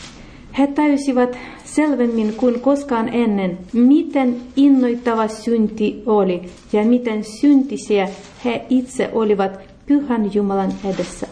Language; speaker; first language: Finnish; non-native, learner; Russian